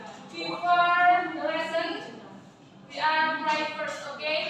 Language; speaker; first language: English; non-native, learner; Indonesian